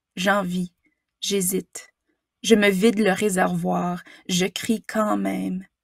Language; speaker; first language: French; native; French